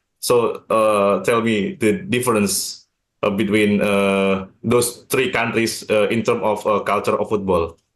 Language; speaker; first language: English; non-native, learner; Indonesian